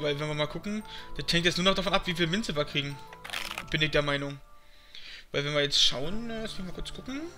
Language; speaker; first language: German; native; German